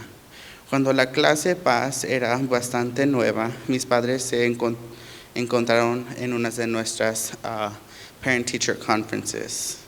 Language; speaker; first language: Spanish; early bilingual, heritage; Spanish